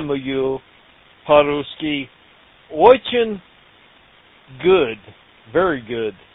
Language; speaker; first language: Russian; non-native, learner; English